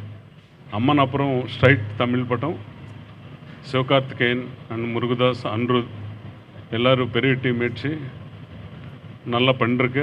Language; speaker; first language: Tamil; non-native, learner; Telugu